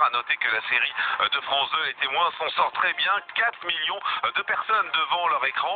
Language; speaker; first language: French; native; French